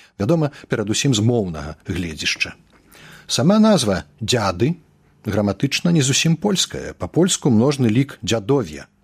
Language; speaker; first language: Belarusian; native; Belarusian